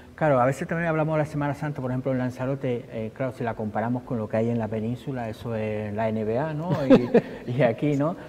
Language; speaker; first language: Spanish; native; Spanish